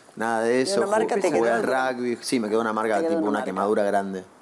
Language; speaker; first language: Spanish; native; Spanish